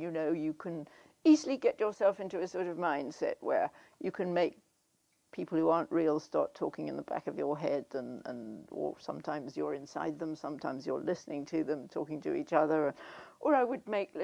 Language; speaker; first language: English; native; English